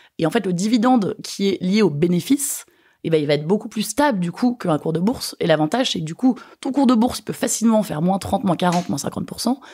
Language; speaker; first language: French; native; French